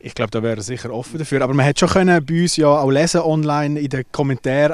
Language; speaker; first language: German; native; German